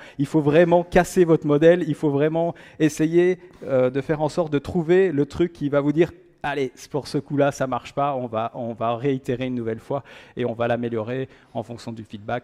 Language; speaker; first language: French; native; French